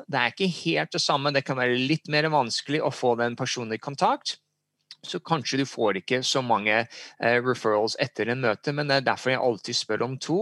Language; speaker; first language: Norwegian; early bilingual, heritage; English